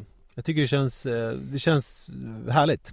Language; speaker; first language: Swedish; native; Swedish